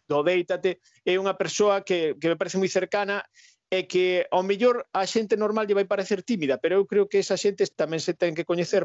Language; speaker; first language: Galician; native; Galician